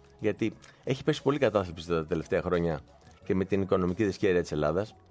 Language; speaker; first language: Greek; native; Greek